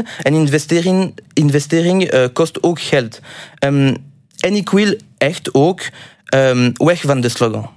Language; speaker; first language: Dutch; non-native, local second language; French